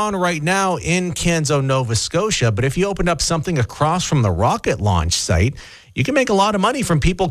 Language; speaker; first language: English; native; English